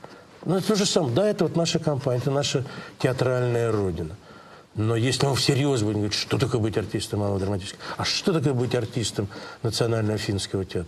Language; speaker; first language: Russian; native; Russian